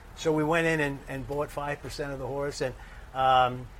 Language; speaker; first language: English; native; English